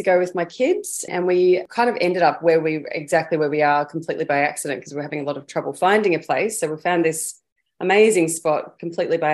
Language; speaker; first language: English; native; English